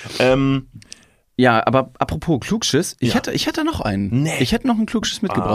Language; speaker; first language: German; native; German